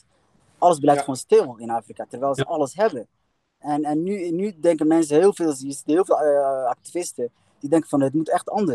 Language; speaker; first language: Dutch; early bilingual, other home language; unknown